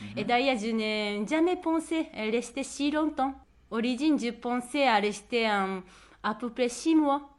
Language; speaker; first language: French; non-native, fluent; Japanese